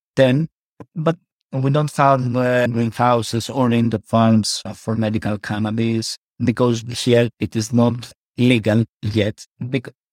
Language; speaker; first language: English; non-native, learner; Greek